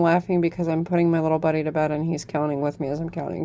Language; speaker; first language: English; native; English